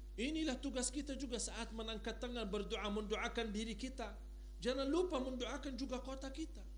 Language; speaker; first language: Indonesian; non-native, fluent; Arabic